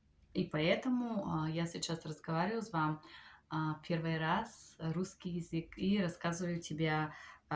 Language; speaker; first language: Russian; non-native, fluent; Bulgarian